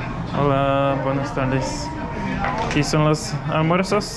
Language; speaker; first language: Spanish; non-native, learner; English